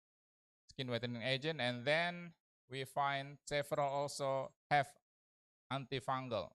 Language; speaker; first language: English; non-native, learner; Indonesian